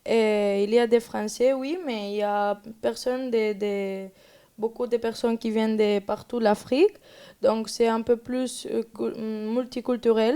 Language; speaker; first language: French; non-native, learner; Spanish